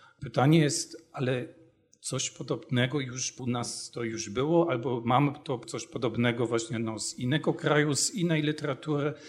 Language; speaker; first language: Polish; non-native, fluent; German